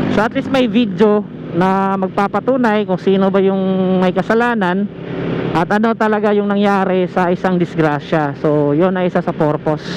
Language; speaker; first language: Filipino; non-native, local second language; Cebuano